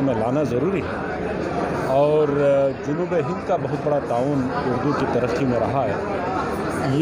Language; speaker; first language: Urdu; native; Urdu